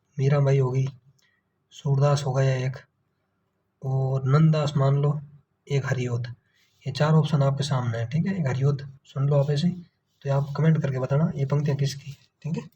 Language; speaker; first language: Hindi; native; Hindi